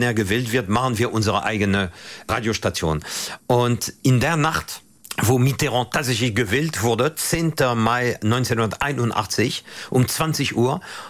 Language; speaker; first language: German; non-native, fluent; French